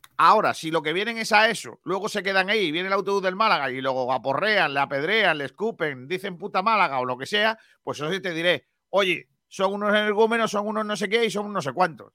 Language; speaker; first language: Spanish; native; Spanish